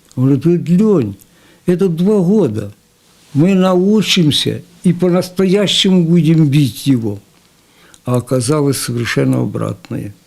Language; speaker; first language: Russian; non-native, local second language; Ukrainian